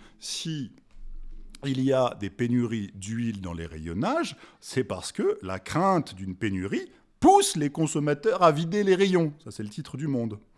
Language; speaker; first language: French; native; French